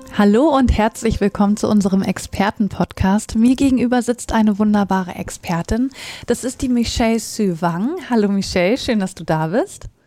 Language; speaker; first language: German; native; German